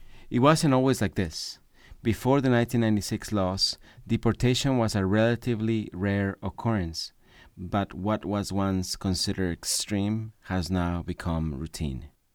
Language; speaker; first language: English; non-native, fluent; Spanish